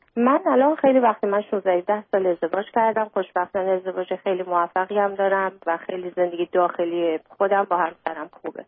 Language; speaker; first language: Persian; early bilingual, heritage; Persian